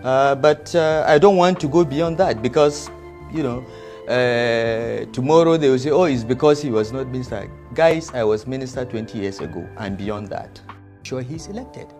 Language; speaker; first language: English; non-native, local second language; Hausa